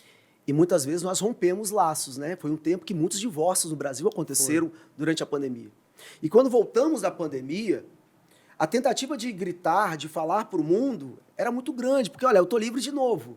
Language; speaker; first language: Portuguese; native; Portuguese